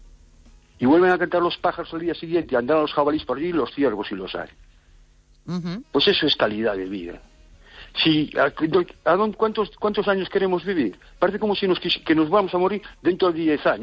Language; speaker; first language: Spanish; native; Spanish